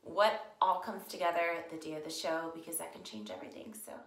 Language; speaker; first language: English; native; English